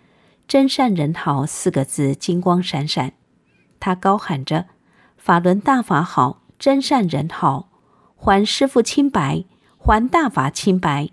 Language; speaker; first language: Chinese; native; Chinese